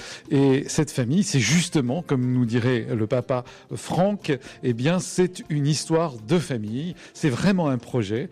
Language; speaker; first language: French; native; French